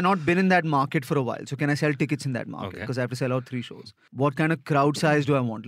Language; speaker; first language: English; non-native, local second language; Hindi